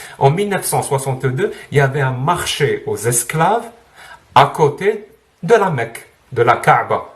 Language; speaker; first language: French; non-native, local second language; Arabic